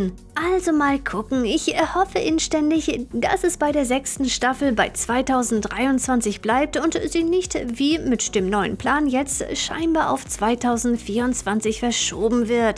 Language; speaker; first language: German; native; German